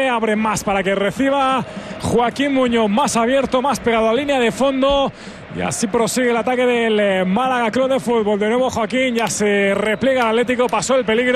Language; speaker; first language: Spanish; native; Spanish